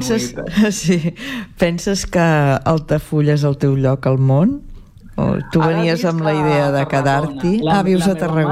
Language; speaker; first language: Catalan; native; Catalan